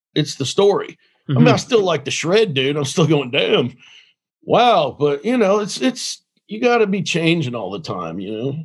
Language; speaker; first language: English; native; English